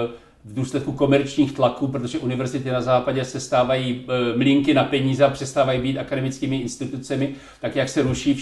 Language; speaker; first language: Czech; native; Czech